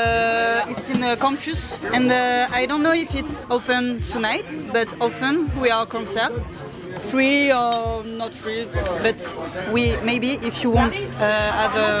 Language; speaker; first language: English; non-native, learner; French